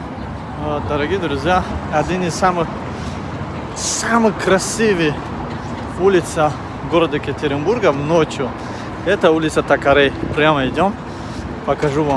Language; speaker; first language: Russian; non-native, fluent; Tajik